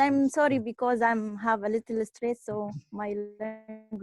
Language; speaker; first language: English; non-native, learner; Arabic